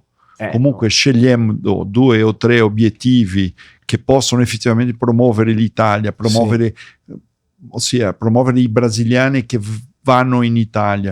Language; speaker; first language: Italian; early bilingual, heritage; Portuguese